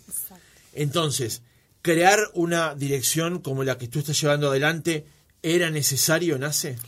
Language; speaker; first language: Spanish; native; Spanish